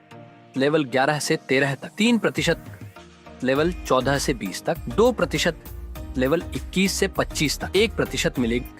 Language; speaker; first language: Hindi; native; Hindi